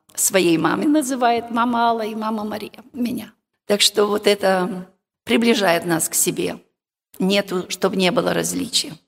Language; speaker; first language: Russian; non-native, local second language; Romanian